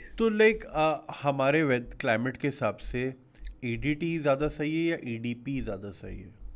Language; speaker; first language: Urdu; native; Urdu